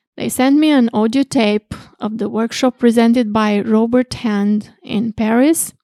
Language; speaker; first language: English; non-native, fluent; Romanian